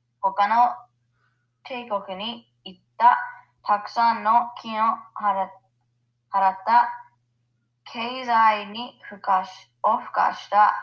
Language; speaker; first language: Japanese; non-native, learner; English